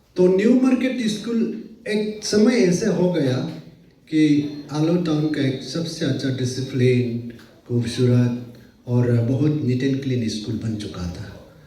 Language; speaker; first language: Hindi; non-native, local second language; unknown